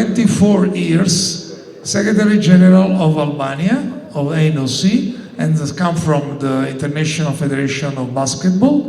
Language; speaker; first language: English; non-native, learner; Italian